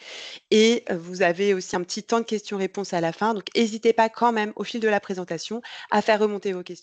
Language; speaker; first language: French; native; French